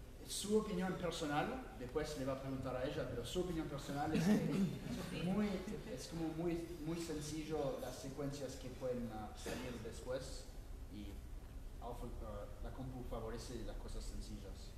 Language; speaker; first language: Spanish; native; Spanish